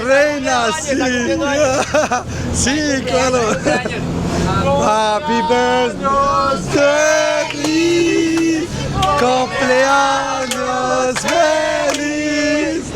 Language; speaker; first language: Spanish; non-native, learner; French